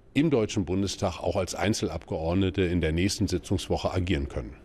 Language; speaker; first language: German; native; German